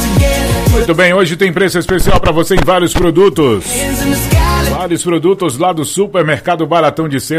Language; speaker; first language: Portuguese; native; Portuguese